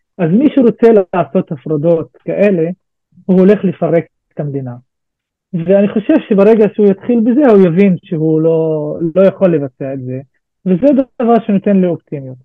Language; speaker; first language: Hebrew; non-native, local second language; Arabic